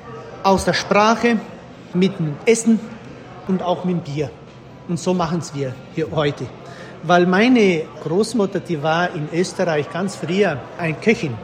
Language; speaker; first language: German; early bilingual, heritage; German